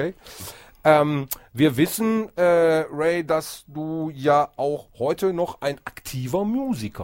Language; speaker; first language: German; native; German